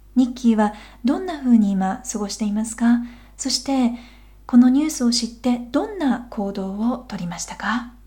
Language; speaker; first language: Japanese; non-native, fluent; English